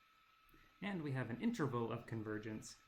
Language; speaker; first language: English; native; English